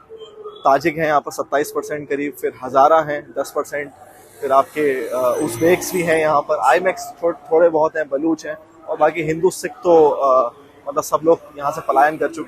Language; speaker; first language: Hindi; native; Hindi